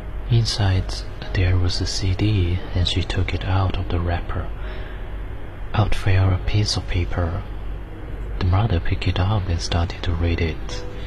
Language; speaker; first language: English; non-native, fluent; Chinese